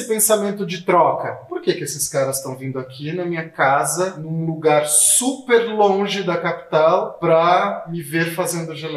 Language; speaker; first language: Portuguese; native; Portuguese